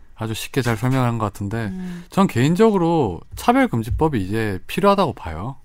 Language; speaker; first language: Korean; native; Korean